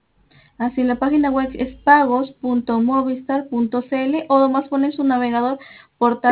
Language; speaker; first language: Spanish; native; Spanish